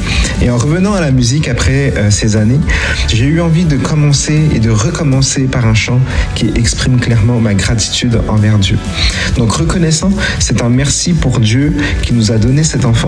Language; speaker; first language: French; native; French